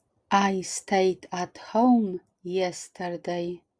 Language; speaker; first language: English; non-native, fluent; Polish